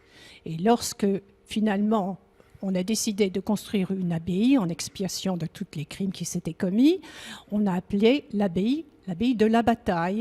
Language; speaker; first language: French; native; French